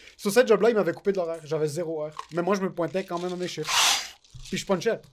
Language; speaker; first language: French; native; French